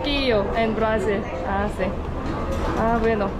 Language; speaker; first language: Spanish; non-native, learner; Korean